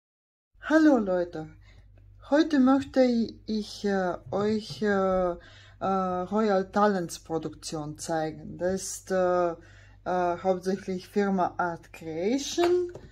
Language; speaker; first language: German; non-native, fluent; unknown